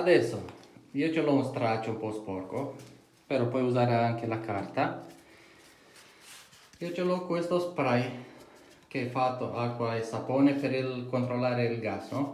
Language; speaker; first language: Italian; non-native, fluent; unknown